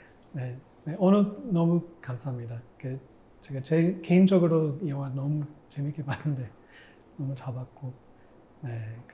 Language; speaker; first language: Korean; non-native, fluent; English